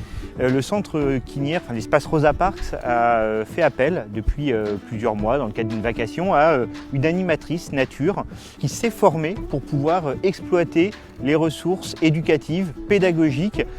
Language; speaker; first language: French; native; French